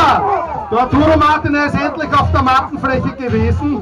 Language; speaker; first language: German; native; German